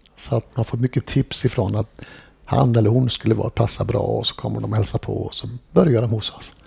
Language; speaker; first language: Swedish; native; Swedish